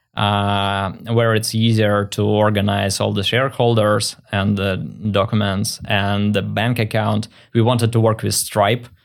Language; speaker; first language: English; non-native, fluent; Russian